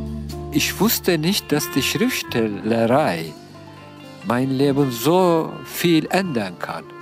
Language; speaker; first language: German; non-native, fluent; Turkish